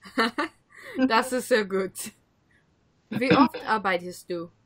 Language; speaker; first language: German; non-native, learner; English